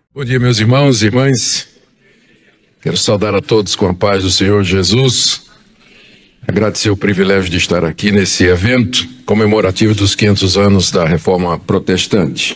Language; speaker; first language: Portuguese; native; Portuguese